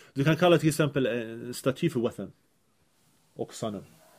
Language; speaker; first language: Swedish; early bilingual, other home language; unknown